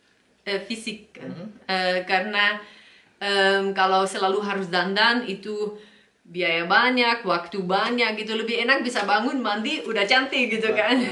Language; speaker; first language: Indonesian; non-native, fluent; Dutch